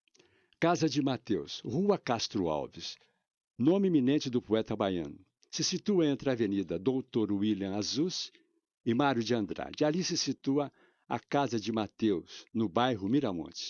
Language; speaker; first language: Portuguese; native; Portuguese